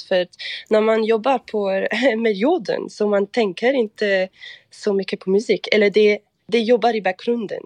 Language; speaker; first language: Swedish; non-native, fluent; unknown